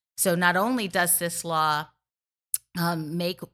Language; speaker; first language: English; native; English